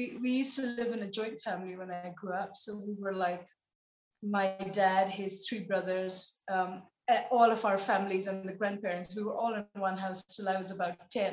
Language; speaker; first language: English; non-native, local second language; Nepali